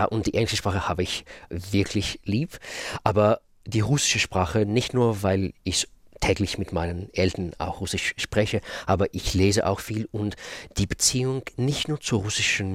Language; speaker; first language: German; non-native, fluent; Russian